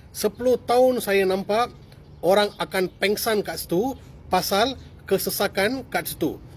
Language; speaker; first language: Malay; non-native, local second language; Tamil